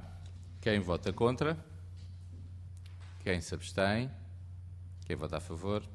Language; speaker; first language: Portuguese; native; Portuguese